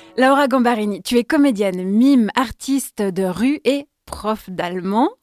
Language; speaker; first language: French; native; French